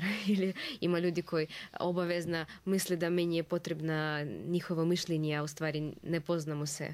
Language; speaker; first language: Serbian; non-native, fluent; Russian